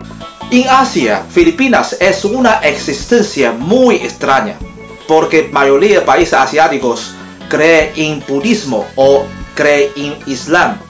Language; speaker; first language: Spanish; non-native, fluent; Chinese